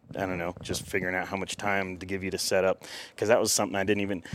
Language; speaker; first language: English; native; English